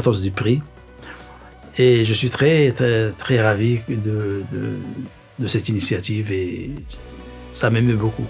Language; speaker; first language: French; non-native, local second language; Arabic